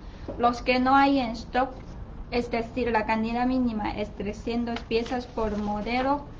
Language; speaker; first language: Spanish; non-native, learner; Chinese